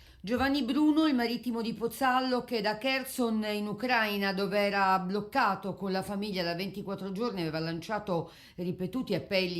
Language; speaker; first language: Italian; native; Italian